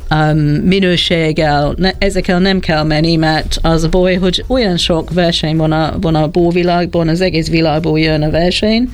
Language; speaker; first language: Hungarian; non-native, learner; English